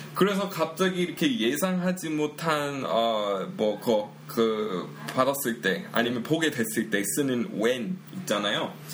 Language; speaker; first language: Korean; non-native, fluent; English